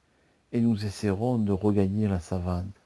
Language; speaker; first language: French; native; French